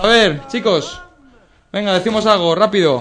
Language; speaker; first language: Spanish; native; Spanish